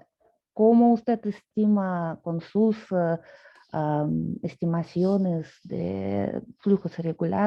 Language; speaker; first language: Spanish; non-native, fluent; Russian